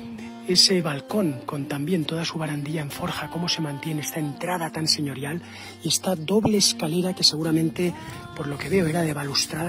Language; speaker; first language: Spanish; native; Spanish